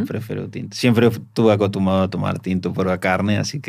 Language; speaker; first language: Portuguese; non-native, learner; Spanish